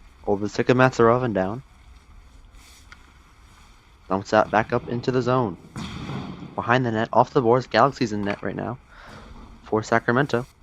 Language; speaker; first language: English; native; English